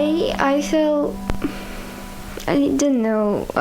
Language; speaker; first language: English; non-native, learner; Ukrainian